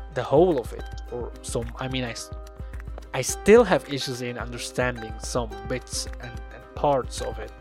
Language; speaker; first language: English; non-native, fluent; Swiss German